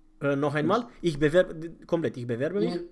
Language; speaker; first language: German; non-native, fluent; Romanian